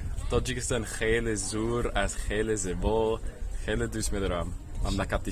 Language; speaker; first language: Persian; non-native, learner; English